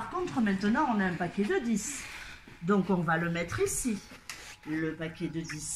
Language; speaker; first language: French; native; French